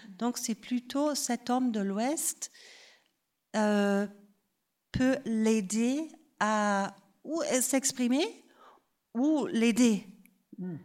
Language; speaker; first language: French; non-native, fluent; German